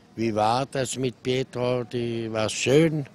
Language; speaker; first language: German; non-native, learner; Italian